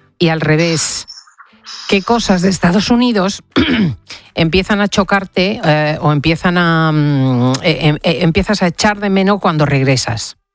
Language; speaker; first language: Spanish; native; Spanish